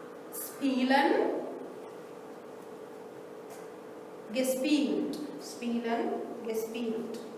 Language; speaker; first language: German; non-native, fluent; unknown